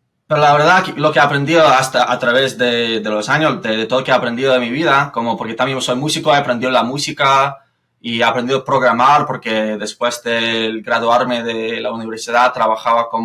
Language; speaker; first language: Spanish; non-native, fluent; English